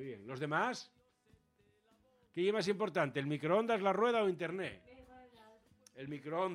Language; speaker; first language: Spanish; native; Spanish